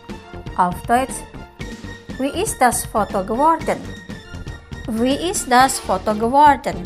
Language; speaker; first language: German; non-native, fluent; Indonesian